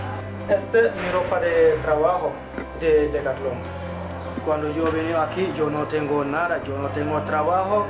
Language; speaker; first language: Spanish; non-native, learner; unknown